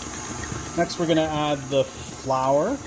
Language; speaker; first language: English; native; English